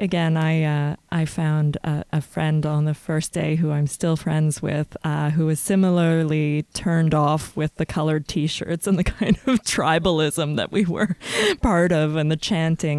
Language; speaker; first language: English; native; English